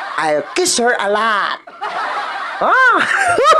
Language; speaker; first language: English; non-native, learner; Filipino